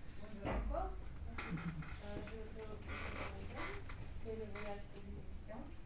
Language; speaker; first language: French; non-native, learner; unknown